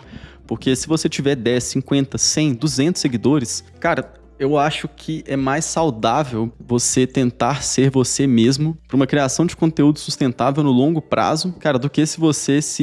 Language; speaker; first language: Portuguese; native; Portuguese